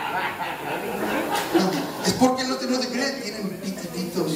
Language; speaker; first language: Spanish; non-native, fluent; English